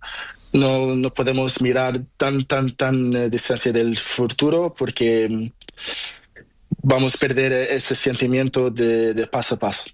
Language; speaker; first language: Spanish; non-native, learner; Portuguese